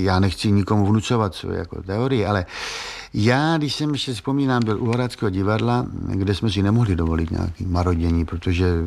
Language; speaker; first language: Czech; native; Czech